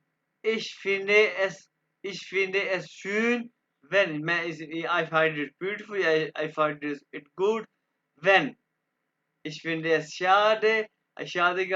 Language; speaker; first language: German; non-native, fluent; Urdu